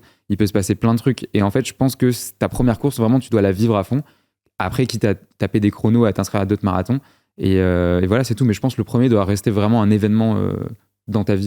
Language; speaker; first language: French; native; French